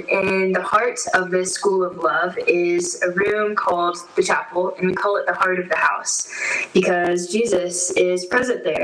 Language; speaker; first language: English; native; English